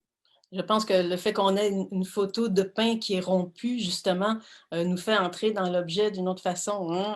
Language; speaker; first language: French; native; French